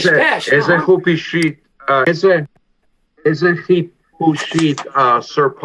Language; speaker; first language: Hebrew; non-native, fluent; English